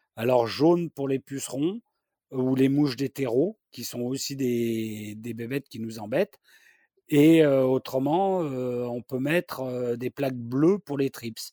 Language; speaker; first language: French; native; French